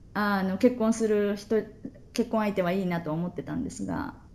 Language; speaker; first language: Japanese; native; Japanese